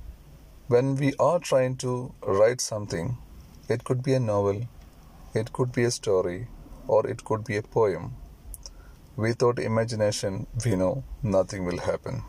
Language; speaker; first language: English; non-native, fluent; Malayalam